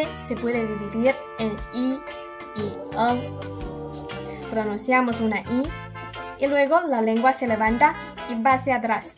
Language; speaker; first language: Spanish; non-native, fluent; Chinese